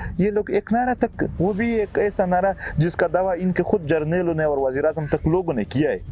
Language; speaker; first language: Urdu; non-native, local second language; Pashto